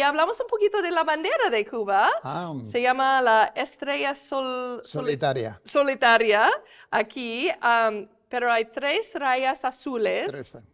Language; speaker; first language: Spanish; non-native, fluent; English